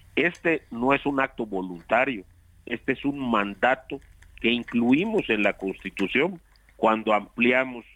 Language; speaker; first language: Spanish; native; Spanish